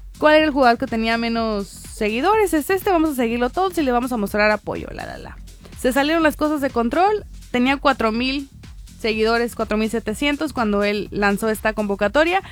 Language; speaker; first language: Spanish; native; Spanish